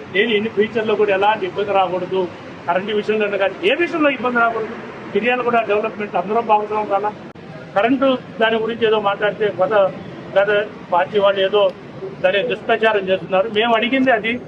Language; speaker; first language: Telugu; native; Telugu